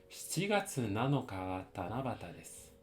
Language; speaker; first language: Japanese; non-native, fluent; French